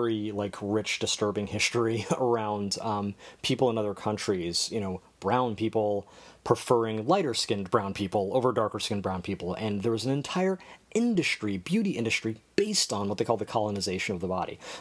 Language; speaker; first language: English; native; English